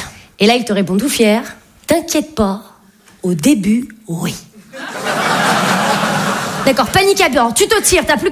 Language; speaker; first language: French; native; French